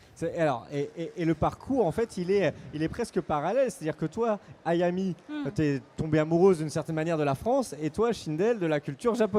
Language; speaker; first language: French; native; French